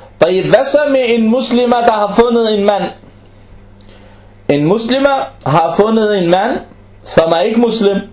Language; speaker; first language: Danish; non-native, fluent; Arabic